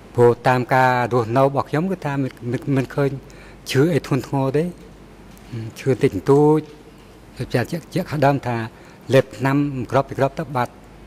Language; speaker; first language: Khmer; non-native, local second language; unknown